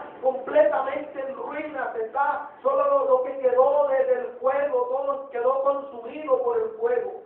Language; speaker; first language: Spanish; native; Spanish